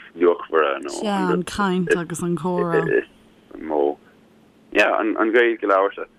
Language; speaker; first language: Irish; non-native, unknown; German